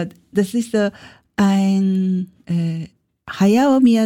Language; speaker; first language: German; non-native, learner; Japanese